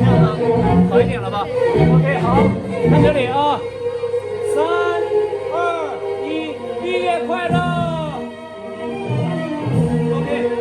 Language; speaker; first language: Chinese; non-native, fluent; Hindi